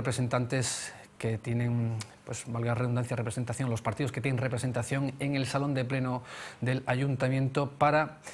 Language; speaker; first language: Spanish; native; Spanish